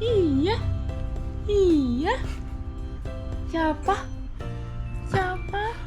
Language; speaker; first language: Korean; non-native, learner; Indonesian